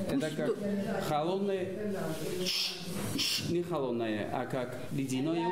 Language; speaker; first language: Russian; non-native, fluent; Spanish